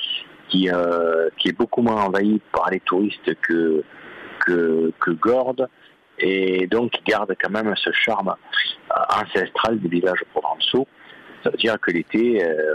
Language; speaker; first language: French; native; French